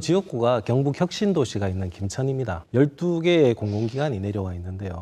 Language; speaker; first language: Korean; native; Korean